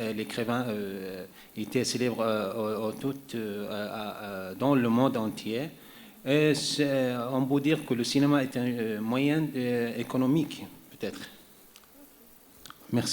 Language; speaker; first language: French; non-native, learner; Arabic